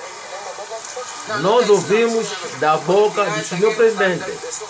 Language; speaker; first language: Portuguese; non-native, local second language; Kongo